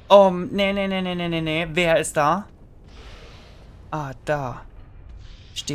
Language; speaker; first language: German; native; German